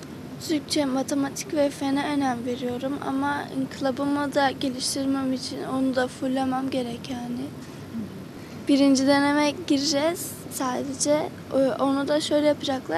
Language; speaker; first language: Turkish; early bilingual, other home language; Arabic